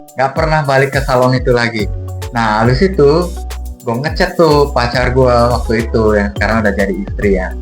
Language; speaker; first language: Indonesian; non-native, fluent; English